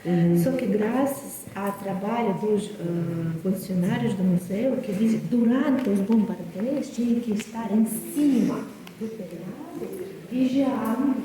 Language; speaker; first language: Portuguese; non-native, fluent; Russian